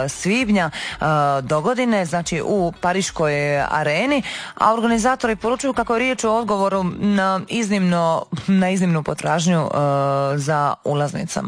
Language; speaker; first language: Serbian; native; Serbian